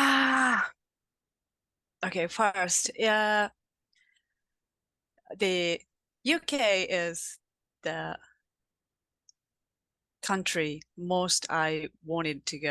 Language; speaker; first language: English; non-native, learner; Japanese